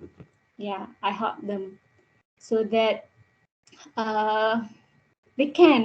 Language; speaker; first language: English; non-native, learner; Indonesian